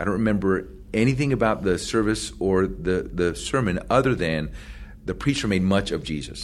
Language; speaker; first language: English; early bilingual, other home language; Spanish